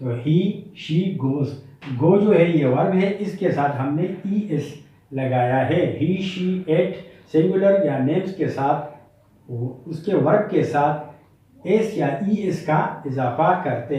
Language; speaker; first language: Urdu; native; Urdu